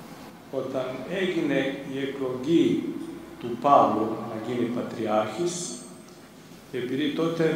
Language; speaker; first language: Greek; non-native, fluent; Serbian